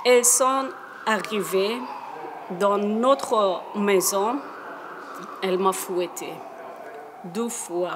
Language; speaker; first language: French; non-native, learner; Persian